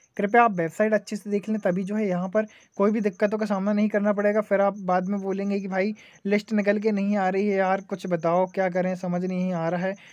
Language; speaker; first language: Hindi; native; Hindi